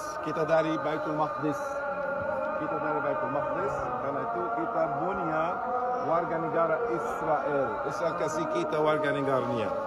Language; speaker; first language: Indonesian; non-native, fluent; Arabic